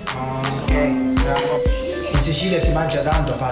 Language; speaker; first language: Italian; native; Italian